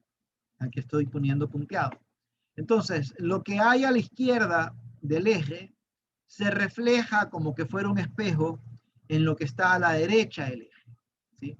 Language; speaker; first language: Spanish; native; Spanish